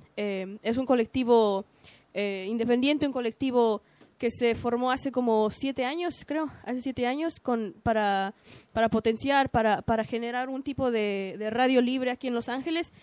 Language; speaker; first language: Spanish; early bilingual, heritage; Spanish